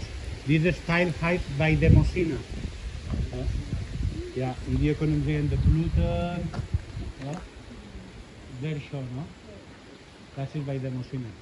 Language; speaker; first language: German; non-native, learner; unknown